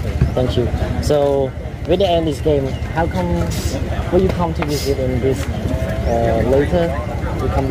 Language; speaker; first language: English; non-native, learner; Khmer